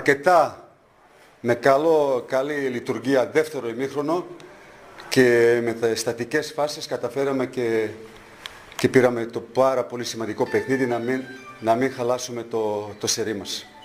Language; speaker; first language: Greek; non-native, fluent; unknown